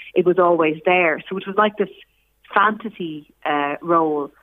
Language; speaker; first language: English; native; English